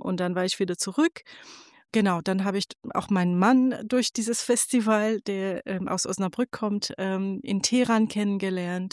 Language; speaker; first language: German; non-native, fluent; Persian